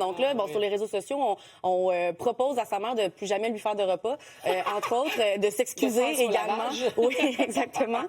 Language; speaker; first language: French; native; French